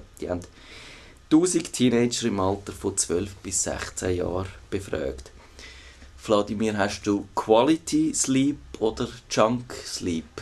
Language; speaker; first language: German; native; German